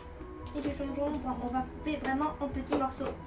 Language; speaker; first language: French; non-native, fluent; Japanese